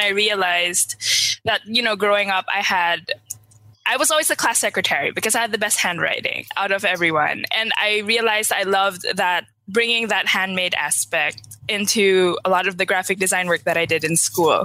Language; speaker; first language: English; non-native, local second language; Filipino